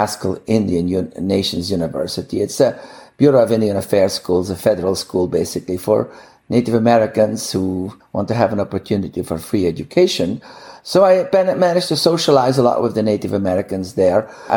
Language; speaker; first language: English; non-native, fluent; Dutch